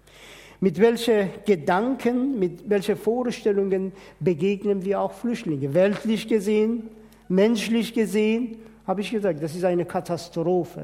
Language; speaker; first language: German; non-native, fluent; Persian